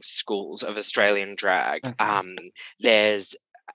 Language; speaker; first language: English; native; English